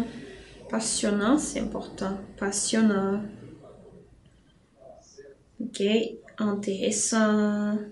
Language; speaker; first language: French; non-native, fluent; Portuguese